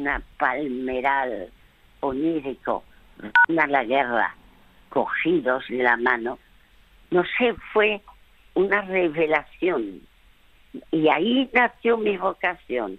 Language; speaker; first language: Spanish; early bilingual, other home language; French